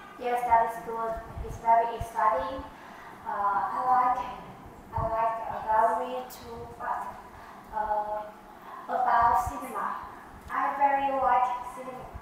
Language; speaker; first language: English; non-native, learner; Vietnamese